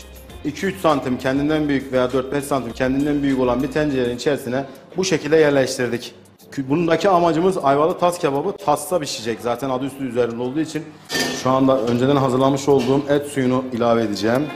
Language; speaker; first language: Turkish; native; Turkish